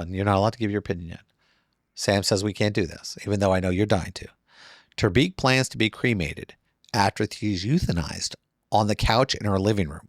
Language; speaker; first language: English; native; English